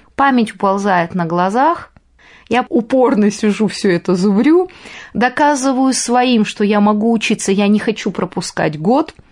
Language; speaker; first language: Russian; native; Russian